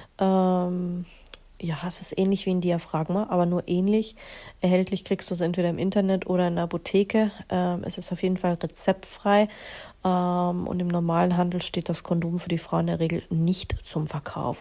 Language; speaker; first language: German; native; German